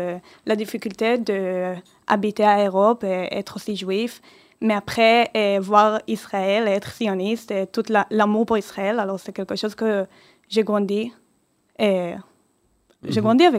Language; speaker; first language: French; early bilingual, heritage; Hebrew